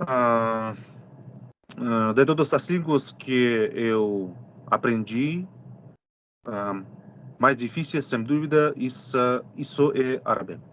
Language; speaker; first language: Portuguese; non-native, fluent; Russian